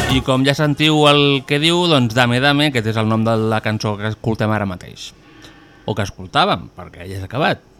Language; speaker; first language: Catalan; native; Catalan